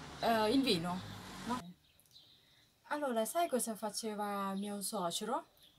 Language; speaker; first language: Italian; non-native, learner; Thai